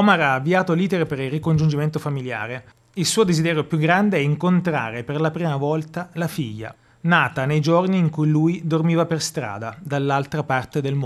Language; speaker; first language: Italian; native; Italian